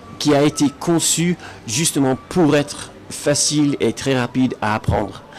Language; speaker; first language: French; non-native, fluent; English